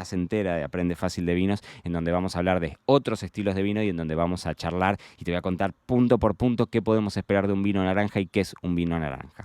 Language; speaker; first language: Spanish; native; Spanish